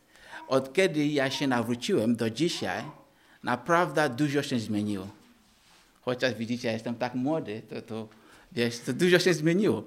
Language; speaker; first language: Polish; non-native, learner; Ukrainian